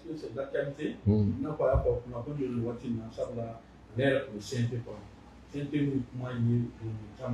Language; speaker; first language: French; non-native, local second language; Bambara